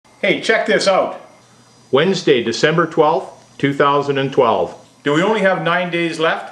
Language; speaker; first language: English; native; English